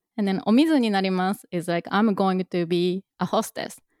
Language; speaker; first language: English; non-native, fluent; Japanese